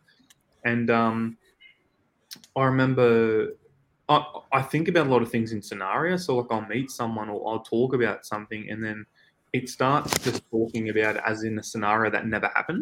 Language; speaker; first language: English; native; English